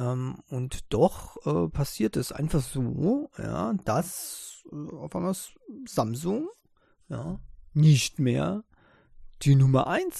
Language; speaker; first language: German; native; German